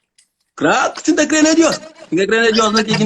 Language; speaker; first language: Portuguese; non-native, learner; Kabuverdianu